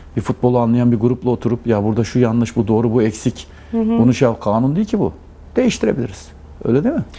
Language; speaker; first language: Turkish; native; Turkish